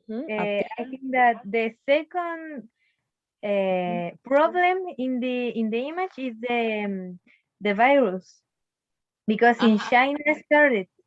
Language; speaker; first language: English; non-native, learner; Spanish